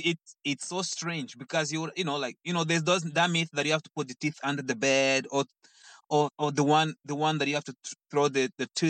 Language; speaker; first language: English; non-native, fluent; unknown